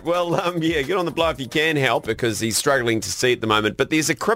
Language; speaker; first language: English; native; English